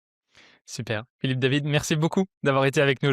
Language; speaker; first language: French; native; French